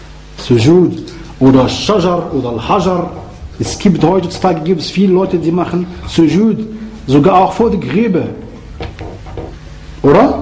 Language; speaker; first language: German; non-native, fluent; Arabic